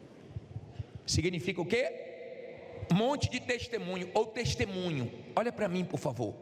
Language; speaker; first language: Portuguese; native; Portuguese